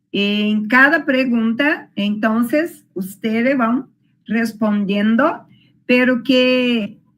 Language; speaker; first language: Spanish; non-native, learner; Portuguese